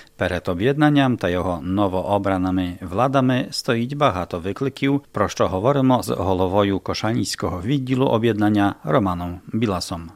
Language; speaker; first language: Ukrainian; native; Ukrainian